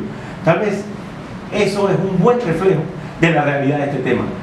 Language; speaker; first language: Spanish; native; Spanish